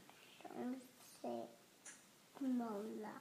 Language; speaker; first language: Cantonese; early bilingual, heritage; Cantonese